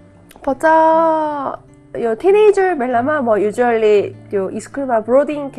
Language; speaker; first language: Nepali; non-native, learner; Korean